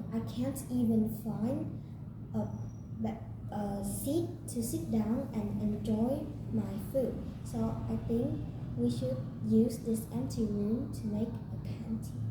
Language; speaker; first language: English; non-native, learner; Vietnamese